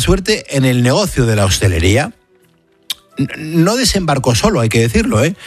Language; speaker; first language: Spanish; native; Spanish